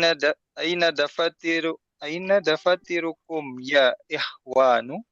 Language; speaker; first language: Arabic; non-native, learner; Indonesian